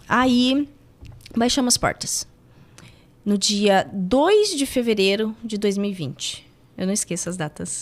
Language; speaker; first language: Portuguese; native; Portuguese